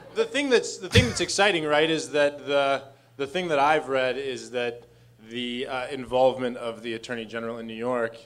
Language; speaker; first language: English; native; English